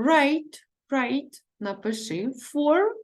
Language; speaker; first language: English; non-native, learner; Ukrainian